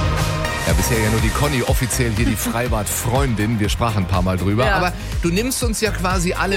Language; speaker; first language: German; native; German